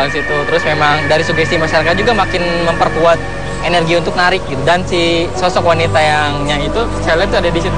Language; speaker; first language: Indonesian; non-native, local second language; Sundanese